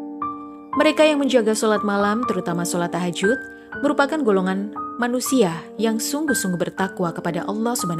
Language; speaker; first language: Indonesian; native; Indonesian